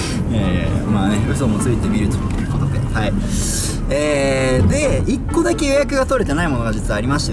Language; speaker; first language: Japanese; native; Japanese